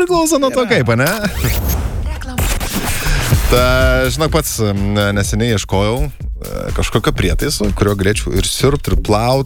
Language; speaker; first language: Lithuanian; native; Lithuanian